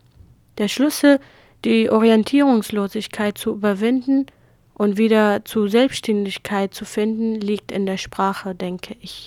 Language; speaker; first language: German; non-native, fluent; Kurdish